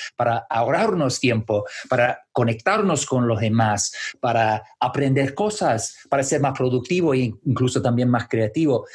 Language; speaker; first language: Spanish; non-native, fluent; English